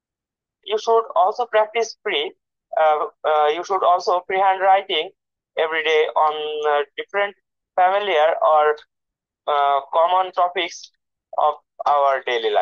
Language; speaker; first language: English; non-native, learner; Bangla